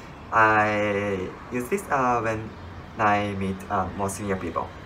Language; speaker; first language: English; non-native, fluent; Japanese